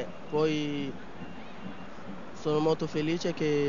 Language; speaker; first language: Italian; non-native, fluent; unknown